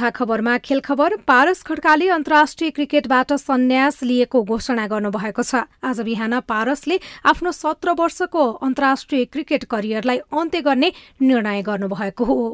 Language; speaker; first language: Nepali; native; Nepali